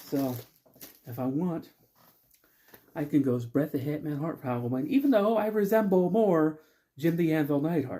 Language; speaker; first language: English; native; English